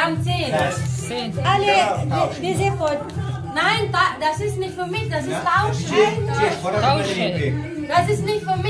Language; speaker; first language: German; non-native, learner; Arabic